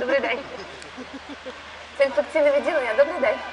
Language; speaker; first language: Ukrainian; native; Ukrainian